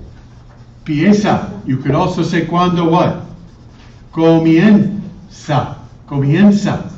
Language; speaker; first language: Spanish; non-native, fluent; English